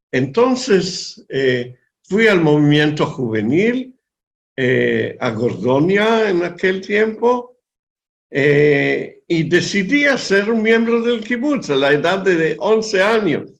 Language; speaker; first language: Spanish; non-native, fluent; Hebrew